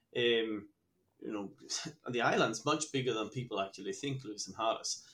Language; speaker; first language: English; native; English